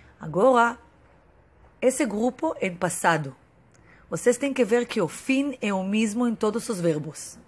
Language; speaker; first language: Portuguese; non-native, fluent; Hebrew